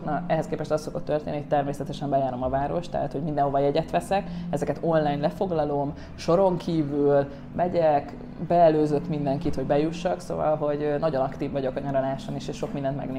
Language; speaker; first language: Hungarian; native; Hungarian